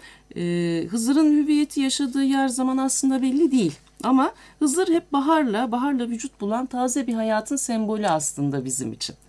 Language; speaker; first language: Turkish; native; Turkish